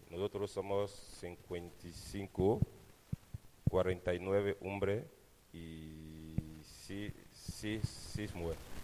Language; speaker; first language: Spanish; non-native, learner; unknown